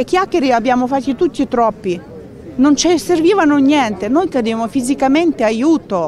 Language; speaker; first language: Italian; non-native, learner; Ukrainian